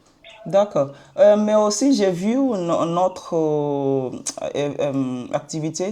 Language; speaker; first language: French; non-native, learner; Igbo